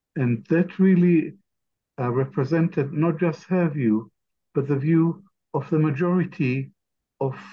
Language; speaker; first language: English; non-native, fluent; Arabic